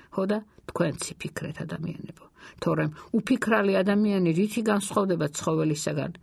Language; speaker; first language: Georgian; native; Georgian